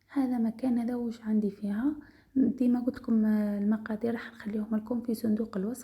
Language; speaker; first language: Arabic; native; Arabic